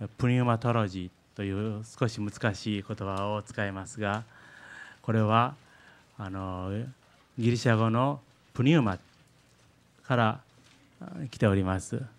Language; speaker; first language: Japanese; early bilingual, heritage; Japanese